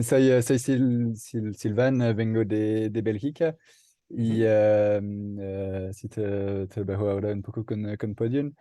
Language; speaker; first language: Spanish; non-native, learner; French